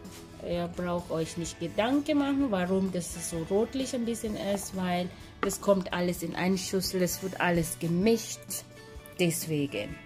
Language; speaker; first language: German; non-native, fluent; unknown